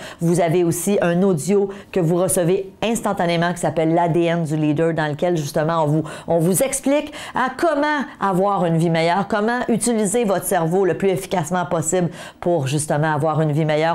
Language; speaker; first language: French; native; French